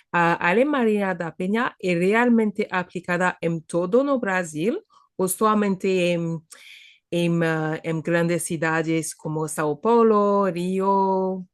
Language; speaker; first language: Portuguese; non-native, fluent; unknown